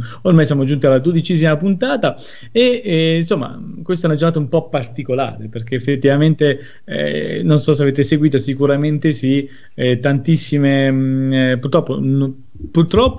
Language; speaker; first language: Italian; native; Italian